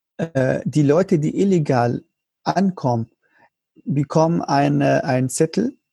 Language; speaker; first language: German; non-native, learner; Arabic